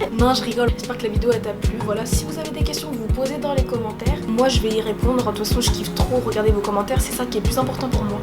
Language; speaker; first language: French; native; French